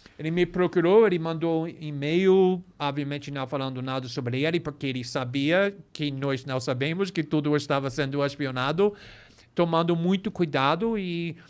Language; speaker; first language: Portuguese; non-native, fluent; English